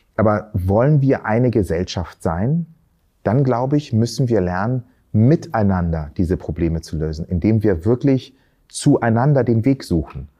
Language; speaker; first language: German; early bilingual, other home language; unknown